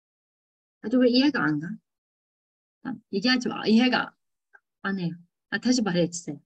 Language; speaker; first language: Korean; non-native, learner; Turkish